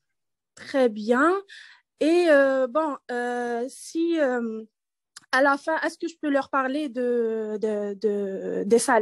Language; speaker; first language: French; non-native, learner; Arabic